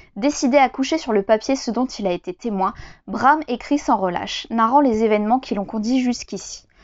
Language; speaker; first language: French; native; French